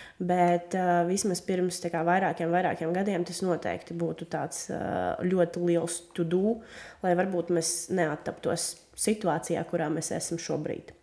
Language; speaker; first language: Latvian; non-native, local second language; Russian